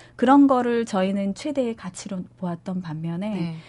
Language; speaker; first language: Korean; native; Korean